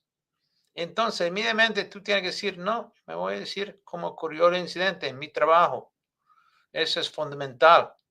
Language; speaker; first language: Spanish; non-native, fluent; English